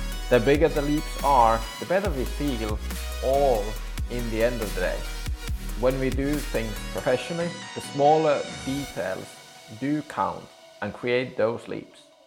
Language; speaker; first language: English; non-native, fluent; Finnish